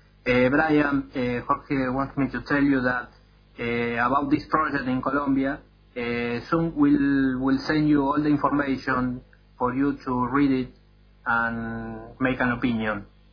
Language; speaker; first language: English; non-native, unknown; Spanish